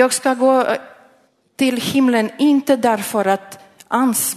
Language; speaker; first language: Swedish; non-native, learner; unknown